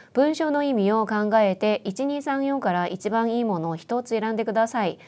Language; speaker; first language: Japanese; non-native, fluent; Korean